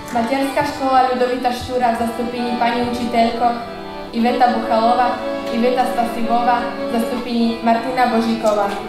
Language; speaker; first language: Slovak; non-native, local second language; Rusyn